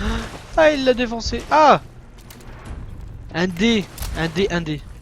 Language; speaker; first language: French; native; French